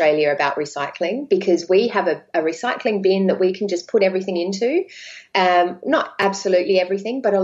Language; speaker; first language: English; native; English